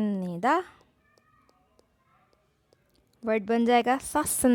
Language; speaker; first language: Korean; non-native, fluent; Urdu